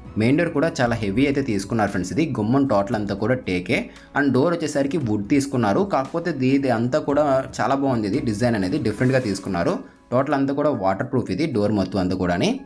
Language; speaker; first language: Telugu; native; Telugu